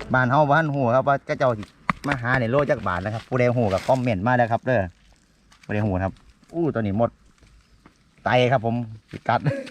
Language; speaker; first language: Thai; native; Thai